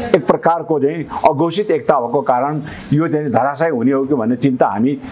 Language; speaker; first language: Nepali; non-native, local second language; Sherpa